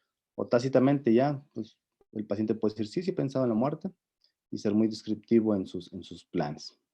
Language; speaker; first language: Spanish; native; Spanish